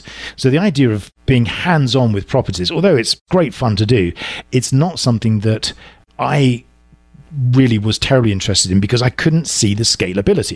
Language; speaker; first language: English; native; English